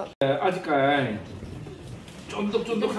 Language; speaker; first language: Korean; native; Korean